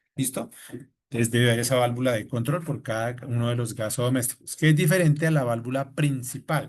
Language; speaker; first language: Spanish; native; Spanish